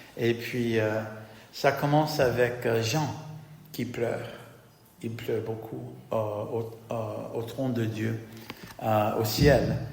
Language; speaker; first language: French; non-native, fluent; English